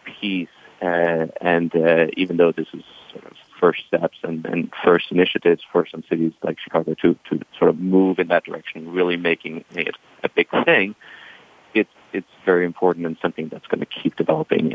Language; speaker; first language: English; non-native, fluent; Danish